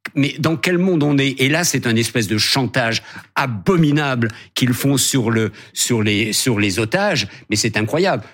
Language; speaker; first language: French; native; French